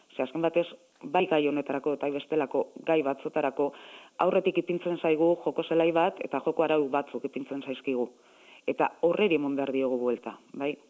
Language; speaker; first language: Basque; native; Basque